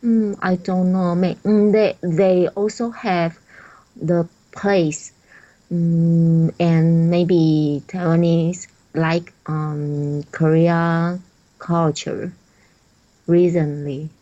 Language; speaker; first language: English; non-native, learner; Chinese